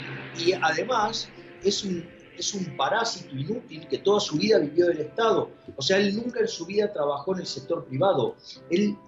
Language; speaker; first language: Spanish; native; Spanish